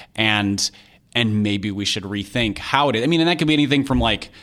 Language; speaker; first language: English; native; English